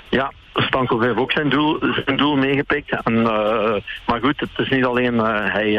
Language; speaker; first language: Dutch; native; Dutch